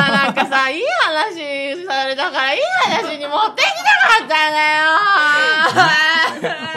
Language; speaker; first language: Japanese; native; Japanese